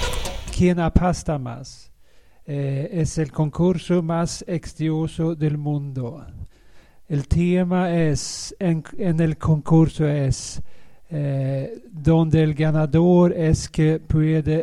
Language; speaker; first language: Spanish; non-native, learner; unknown